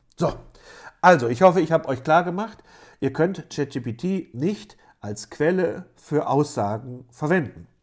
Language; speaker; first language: German; native; German